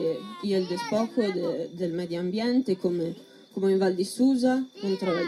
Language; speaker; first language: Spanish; non-native, learner; Italian